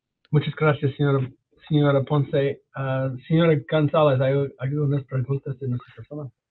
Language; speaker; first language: Spanish; non-native, learner; English